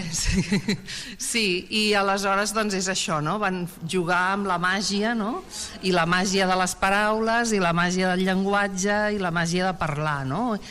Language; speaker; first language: Catalan; native; Catalan